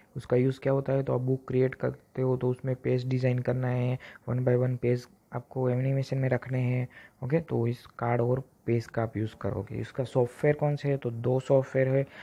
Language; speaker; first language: Hindi; non-native, local second language; Gujarati